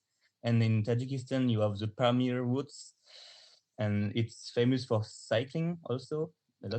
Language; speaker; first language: English; non-native, learner; French